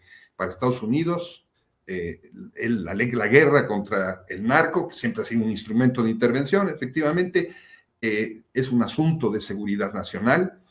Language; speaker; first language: Spanish; native; Spanish